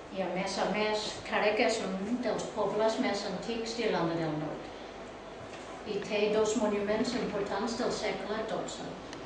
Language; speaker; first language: Catalan; non-native, learner; English